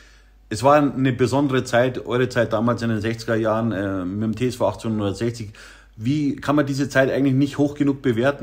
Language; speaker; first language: German; native; German